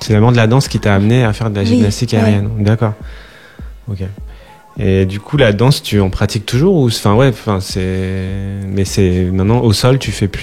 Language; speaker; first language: French; native; French